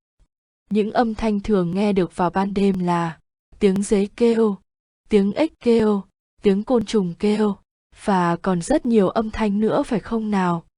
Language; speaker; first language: Vietnamese; native; Vietnamese